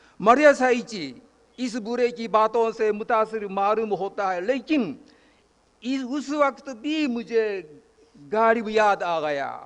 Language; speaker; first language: Urdu; non-native, fluent; Japanese